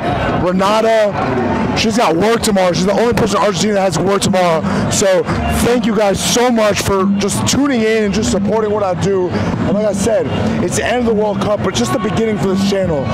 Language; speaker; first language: English; native; English